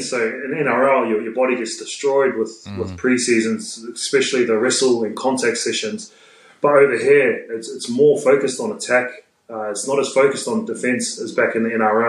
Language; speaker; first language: English; native; English